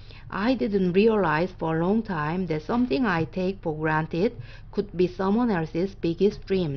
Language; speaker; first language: English; non-native, fluent; Korean